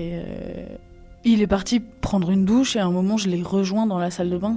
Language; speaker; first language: French; native; French